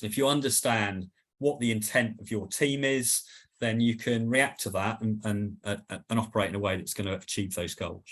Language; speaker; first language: English; native; English